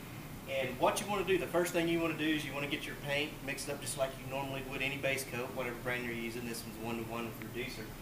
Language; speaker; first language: English; native; English